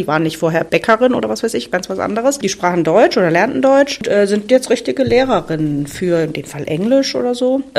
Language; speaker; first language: German; native; German